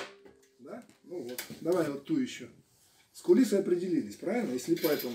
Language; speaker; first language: Russian; native; Russian